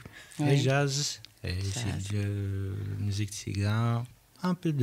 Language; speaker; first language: French; non-native, learner; Armenian